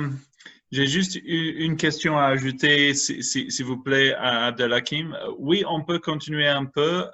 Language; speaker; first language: French; non-native, fluent; English